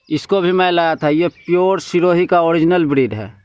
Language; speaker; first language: Hindi; native; Hindi